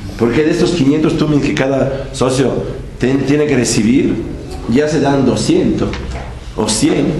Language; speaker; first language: Spanish; non-native, fluent; Italian